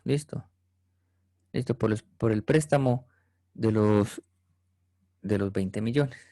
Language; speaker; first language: Spanish; native; Spanish